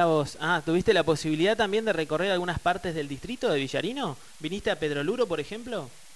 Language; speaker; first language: Spanish; native; Spanish